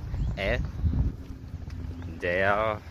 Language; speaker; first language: French; non-native, learner; English